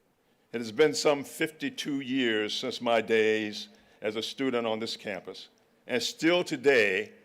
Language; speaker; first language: English; native; English